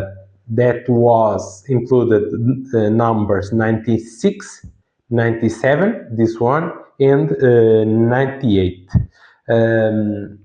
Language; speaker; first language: English; non-native, fluent; Portuguese